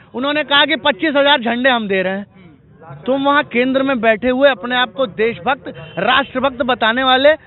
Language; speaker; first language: Hindi; native; Hindi